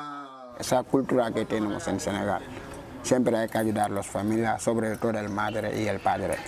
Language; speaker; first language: Spanish; non-native, learner; Wolof